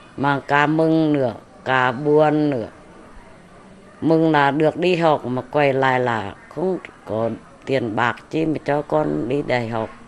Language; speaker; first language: Vietnamese; non-native, local second language; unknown